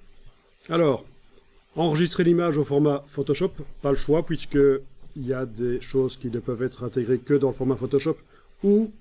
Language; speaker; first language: French; native; French